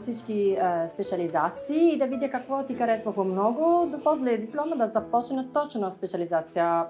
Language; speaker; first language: Bulgarian; non-native, learner; Italian